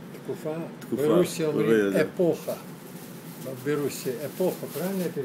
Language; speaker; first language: Hebrew; non-native, learner; Russian